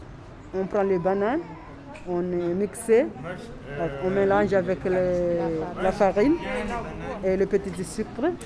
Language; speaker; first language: French; non-native, local second language; Comorian